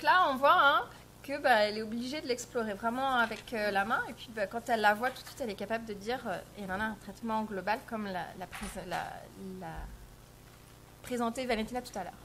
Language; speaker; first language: French; native; French